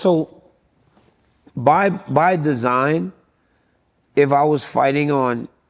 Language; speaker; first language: English; native; English